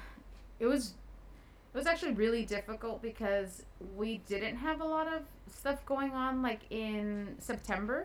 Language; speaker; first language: English; native; English